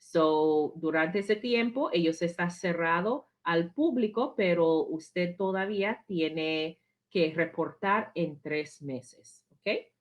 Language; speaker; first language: Spanish; non-native, fluent; English